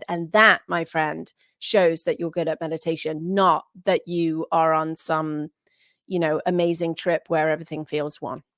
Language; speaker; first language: English; native; English